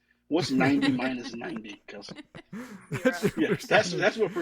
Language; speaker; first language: English; native; English